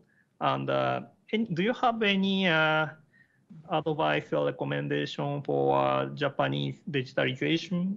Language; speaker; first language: English; non-native, learner; Japanese